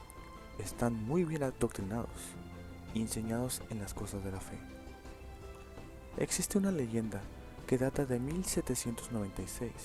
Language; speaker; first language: Spanish; native; Spanish